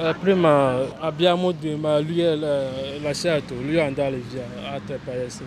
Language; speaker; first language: Italian; non-native, learner; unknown